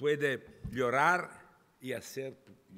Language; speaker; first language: Spanish; non-native, learner; Italian